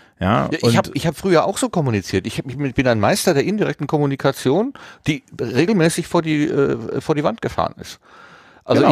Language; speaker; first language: German; native; German